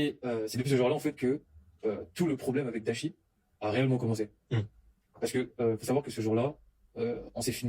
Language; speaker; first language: French; native; French